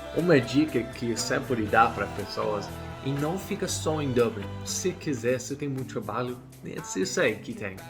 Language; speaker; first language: Portuguese; non-native, learner; English